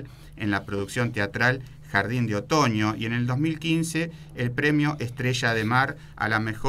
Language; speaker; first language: Spanish; native; Spanish